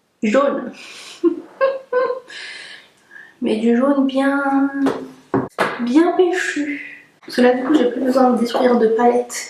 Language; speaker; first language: French; native; French